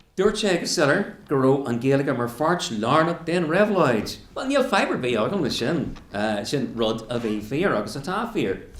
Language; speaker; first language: Irish; non-native, local second language; English